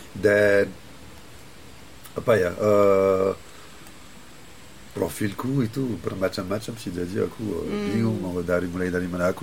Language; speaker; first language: Indonesian; non-native, fluent; French